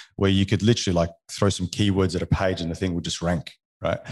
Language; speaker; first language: English; non-native, fluent; French